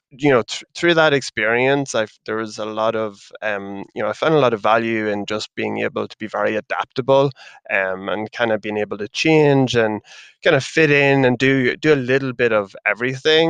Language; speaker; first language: English; native; English